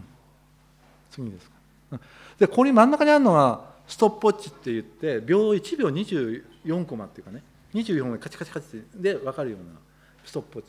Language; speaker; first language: Japanese; native; Japanese